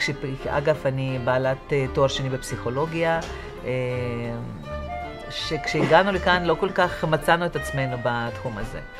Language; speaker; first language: Hebrew; non-native, fluent; Russian